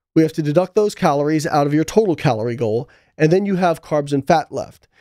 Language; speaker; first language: English; native; English